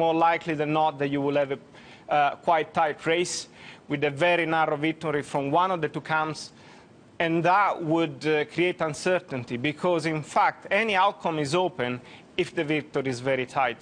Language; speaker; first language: English; non-native, fluent; Italian